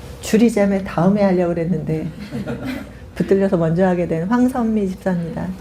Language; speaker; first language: Korean; native; Korean